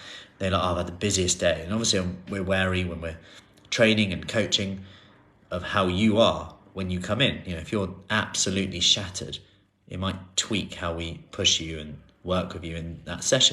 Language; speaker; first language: English; native; English